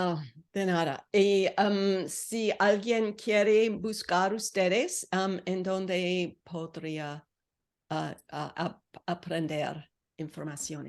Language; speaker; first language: Spanish; non-native, learner; English